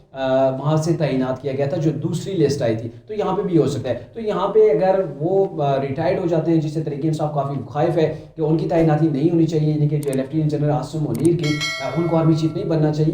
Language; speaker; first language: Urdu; non-native, learner; English